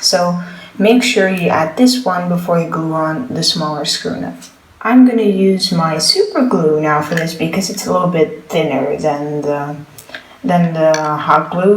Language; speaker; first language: English; non-native, fluent; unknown